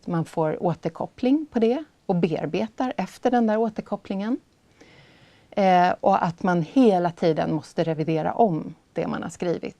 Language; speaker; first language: Swedish; native; Swedish